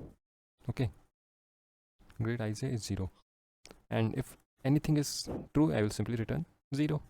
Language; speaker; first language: English; non-native, local second language; Hindi